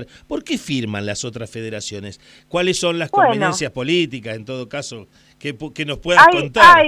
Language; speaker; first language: Spanish; native; Spanish